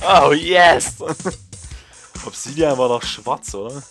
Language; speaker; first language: German; native; German